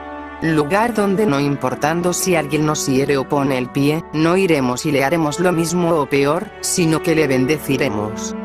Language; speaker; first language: Spanish; native; Spanish